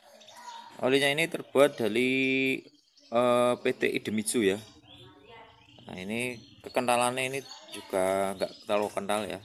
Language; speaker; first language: Indonesian; native; Indonesian